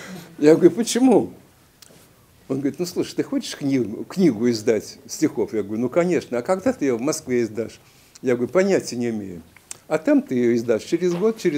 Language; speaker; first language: Russian; native; Russian